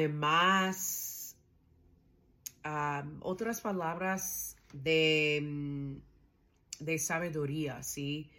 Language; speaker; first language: Spanish; non-native, learner; English